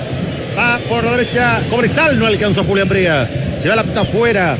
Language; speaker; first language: Spanish; native; Spanish